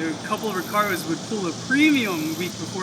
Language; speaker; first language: English; native; English